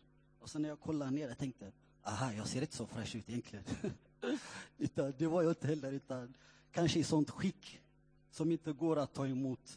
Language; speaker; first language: Swedish; non-native, fluent; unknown